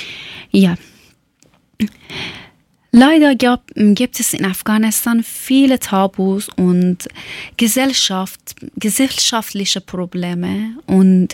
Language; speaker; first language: German; non-native, learner; Persian